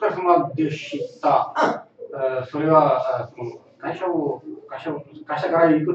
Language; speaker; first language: Japanese; non-native, learner; Tamil